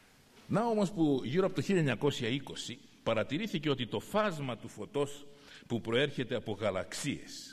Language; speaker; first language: Greek; native; Greek